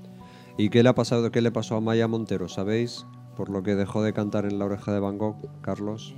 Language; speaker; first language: Spanish; native; Spanish